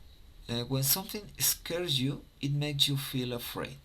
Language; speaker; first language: English; non-native, fluent; Spanish